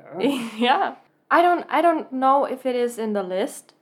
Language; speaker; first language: English; non-native, fluent; German